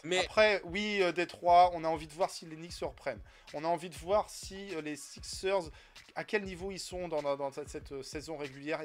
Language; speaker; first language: French; native; French